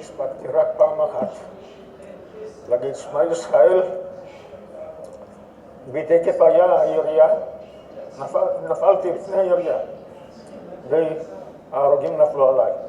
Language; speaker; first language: Hebrew; non-native, fluent; Yiddish